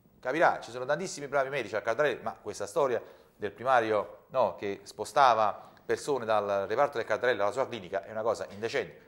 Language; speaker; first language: Italian; native; Italian